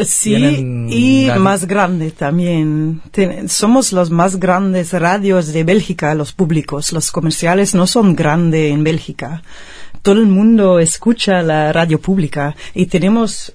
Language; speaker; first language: Spanish; non-native, fluent; Dutch